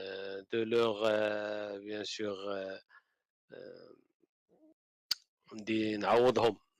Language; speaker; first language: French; non-native, learner; Arabic